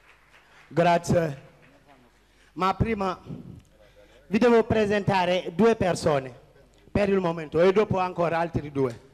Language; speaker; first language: Italian; non-native, fluent; Wolof